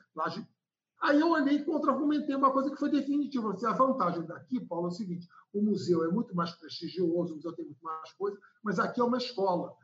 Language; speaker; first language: Portuguese; native; Portuguese